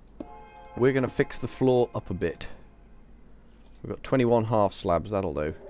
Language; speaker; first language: English; native; English